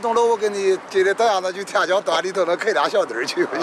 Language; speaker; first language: Chinese; native; Chinese